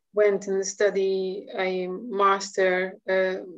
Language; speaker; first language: English; non-native, fluent; Hungarian